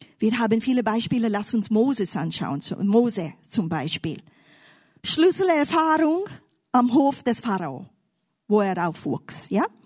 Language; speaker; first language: German; non-native, fluent; English